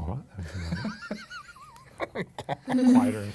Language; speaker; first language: English; native; English